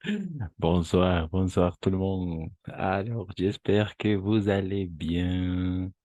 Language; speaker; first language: French; non-native, fluent; Spanish